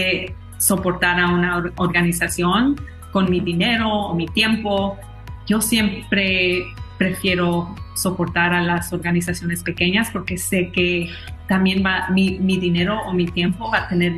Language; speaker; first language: Spanish; early bilingual, heritage; Spanish